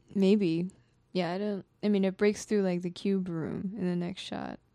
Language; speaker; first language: English; non-native, fluent; Japanese